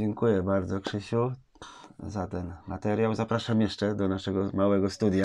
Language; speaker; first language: Polish; native; Polish